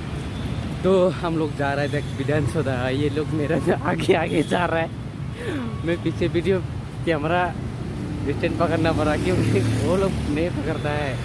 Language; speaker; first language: Hindi; non-native, local second language; Kok Borok